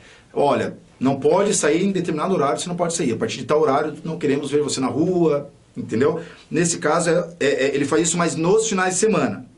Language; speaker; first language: Portuguese; native; Portuguese